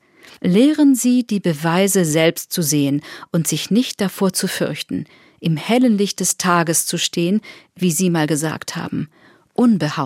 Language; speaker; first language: German; native; German